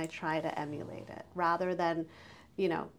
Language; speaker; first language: English; native; English